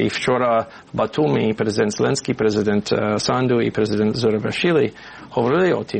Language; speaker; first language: Ukrainian; non-native, learner; English